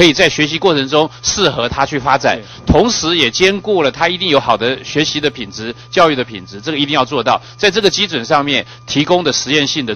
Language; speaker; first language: Chinese; native; Chinese